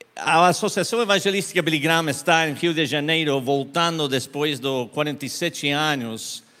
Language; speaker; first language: Portuguese; non-native, learner; Spanish